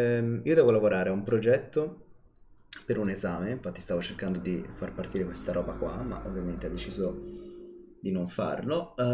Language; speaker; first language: Italian; native; Italian